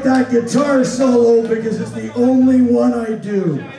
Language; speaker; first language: English; native; English